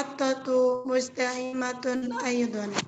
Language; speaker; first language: Arabic; non-native, learner; Indonesian